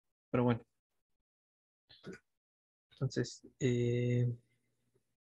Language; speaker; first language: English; non-native, fluent; Spanish